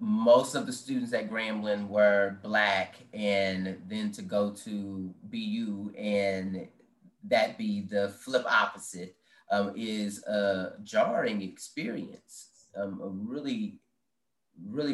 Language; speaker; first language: English; native; English